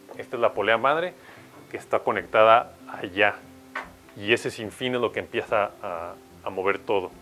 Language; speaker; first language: Spanish; native; Spanish